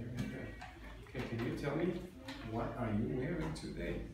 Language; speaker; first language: English; non-native, fluent; Vietnamese